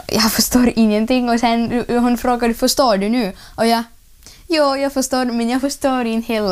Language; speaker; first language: Swedish; non-native, learner; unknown